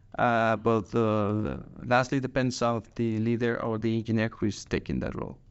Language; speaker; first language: English; non-native, fluent; Spanish